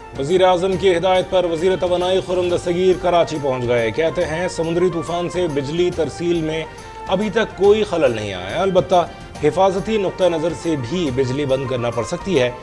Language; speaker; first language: Urdu; native; Urdu